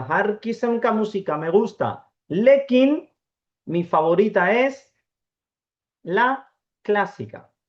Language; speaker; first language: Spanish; non-native, fluent; Urdu